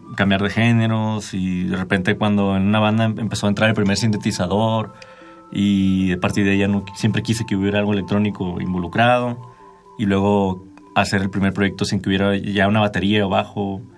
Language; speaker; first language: Spanish; native; Spanish